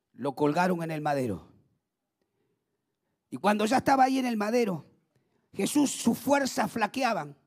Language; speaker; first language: Spanish; native; Spanish